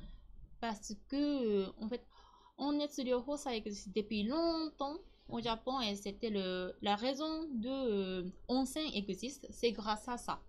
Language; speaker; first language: French; non-native, learner; Japanese